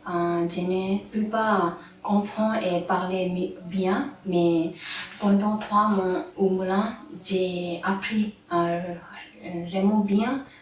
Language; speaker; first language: French; non-native, learner; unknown